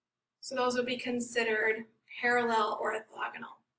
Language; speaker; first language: English; native; English